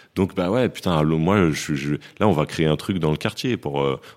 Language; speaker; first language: French; native; French